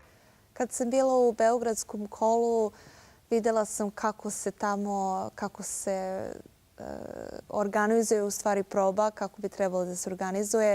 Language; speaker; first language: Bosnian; early bilingual, heritage; Bosnian